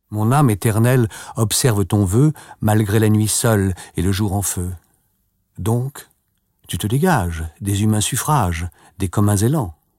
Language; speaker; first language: French; native; French